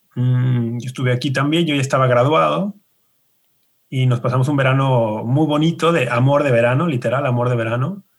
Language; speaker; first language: Spanish; native; Spanish